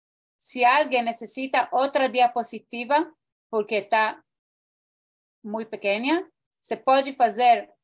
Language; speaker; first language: Spanish; non-native, fluent; Portuguese